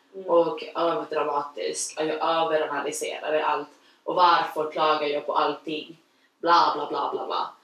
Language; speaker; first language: Swedish; non-native, fluent; Spanish